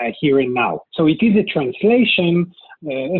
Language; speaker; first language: English; non-native, fluent; Hebrew